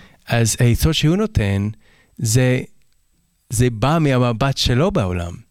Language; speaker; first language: Hebrew; non-native, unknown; English